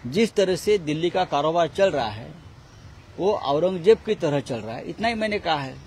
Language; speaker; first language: Hindi; non-native, local second language; Marathi